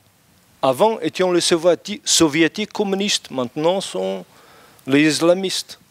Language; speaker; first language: French; non-native, fluent; Portuguese